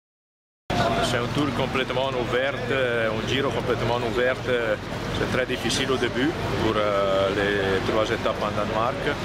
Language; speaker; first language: French; non-native, fluent; Italian